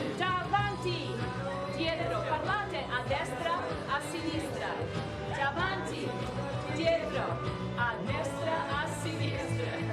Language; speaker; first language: Italian; non-native, fluent; English